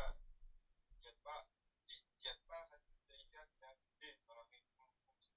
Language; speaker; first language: French; native; French